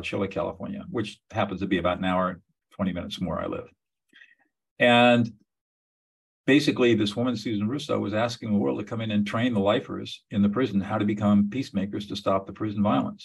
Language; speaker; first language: English; native; English